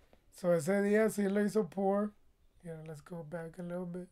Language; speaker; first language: English; early bilingual, other home language; Spanish